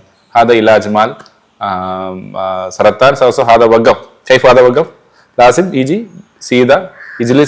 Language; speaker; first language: Arabic; non-native, learner; Malayalam